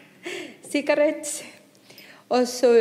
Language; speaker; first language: Danish; non-native, fluent; Spanish